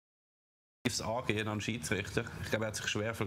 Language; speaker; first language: German; native; German